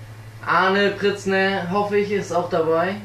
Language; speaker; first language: German; native; German